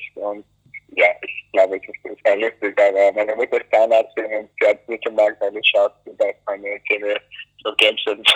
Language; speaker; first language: German; early bilingual, other home language; Greek